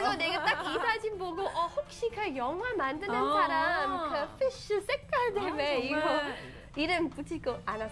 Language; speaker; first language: Korean; non-native, fluent; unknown